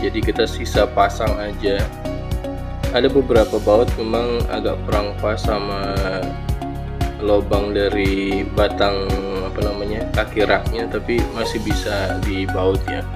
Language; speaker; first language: Indonesian; native; Indonesian